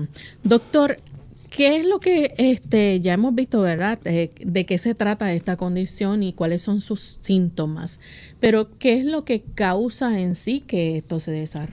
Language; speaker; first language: Spanish; native; Spanish